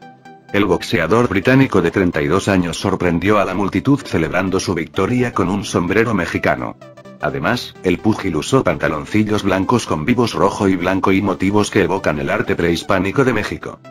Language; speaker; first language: Spanish; native; Spanish